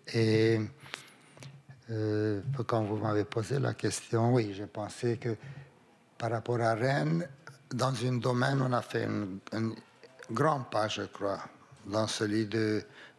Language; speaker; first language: French; non-native, fluent; Romanian